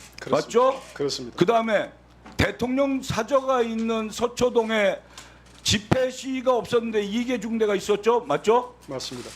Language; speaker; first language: Korean; native; Korean